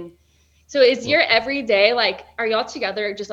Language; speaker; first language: English; native; English